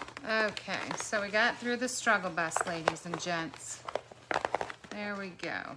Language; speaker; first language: English; native; English